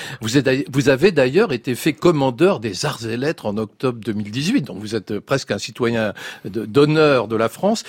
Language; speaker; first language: French; native; French